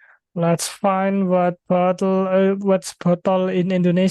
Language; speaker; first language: English; non-native, fluent; Indonesian